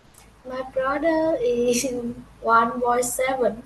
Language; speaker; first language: English; non-native, learner; Vietnamese